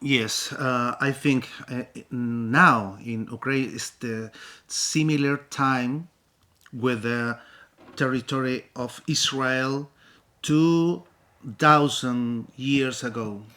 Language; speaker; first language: English; non-native, learner; Spanish